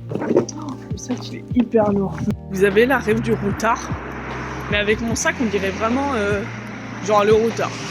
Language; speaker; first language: French; native; French